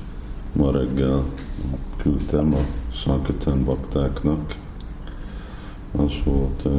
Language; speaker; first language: Hungarian; non-native, fluent; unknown